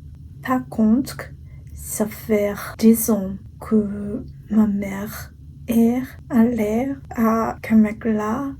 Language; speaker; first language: French; non-native, learner; Japanese